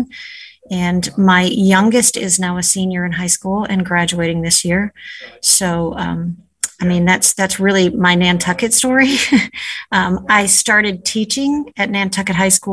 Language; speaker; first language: English; native; English